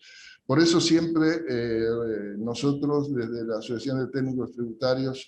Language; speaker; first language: Spanish; native; Spanish